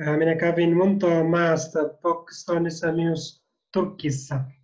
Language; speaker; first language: Finnish; non-native, learner; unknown